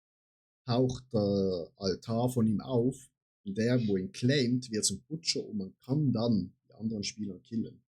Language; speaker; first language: German; native; German